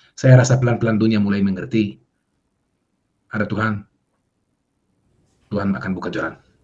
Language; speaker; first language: Indonesian; non-native, fluent; Hebrew